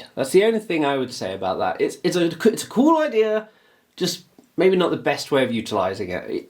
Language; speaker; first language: English; native; English